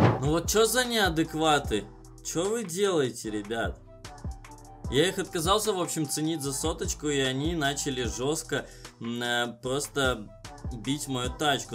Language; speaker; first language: Russian; native; Russian